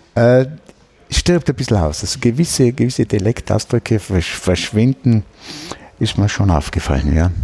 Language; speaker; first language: German; native; German